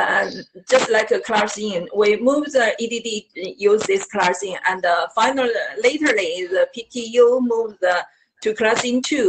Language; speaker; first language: English; non-native, learner; Chinese